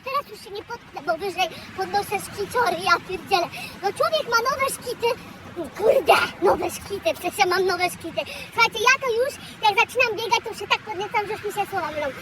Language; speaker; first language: Polish; native; Polish